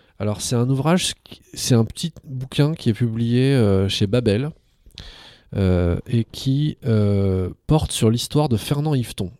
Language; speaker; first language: French; early bilingual, other home language; Arabic